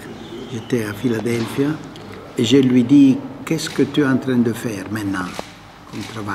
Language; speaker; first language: French; non-native, fluent; Italian